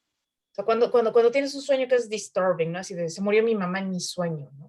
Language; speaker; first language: Spanish; native; Spanish